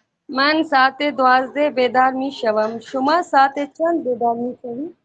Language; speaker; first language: Persian; non-native, learner; Urdu